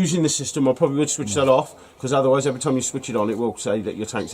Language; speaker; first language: English; native; English